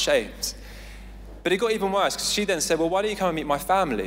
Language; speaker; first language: English; native; English